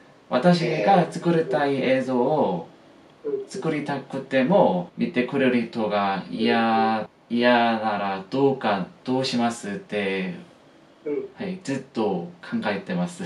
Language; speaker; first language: Japanese; non-native, fluent; Korean